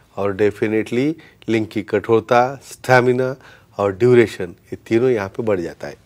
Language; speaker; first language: Hindi; non-native, local second language; Marathi